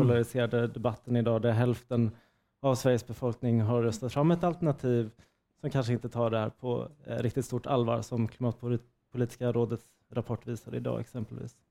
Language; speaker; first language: Swedish; native; Swedish